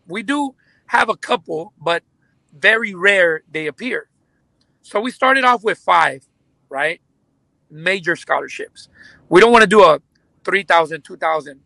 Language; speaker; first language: English; early bilingual, other home language; Spanish